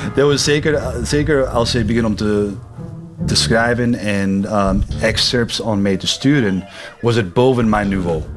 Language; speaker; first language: Dutch; non-native, learner; English